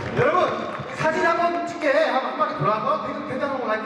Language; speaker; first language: Korean; native; Korean